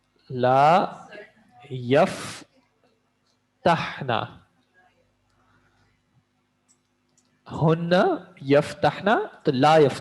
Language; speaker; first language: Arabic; non-native, fluent; Urdu